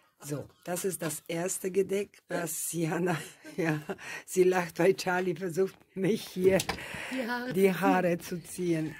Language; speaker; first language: German; non-native, fluent; Russian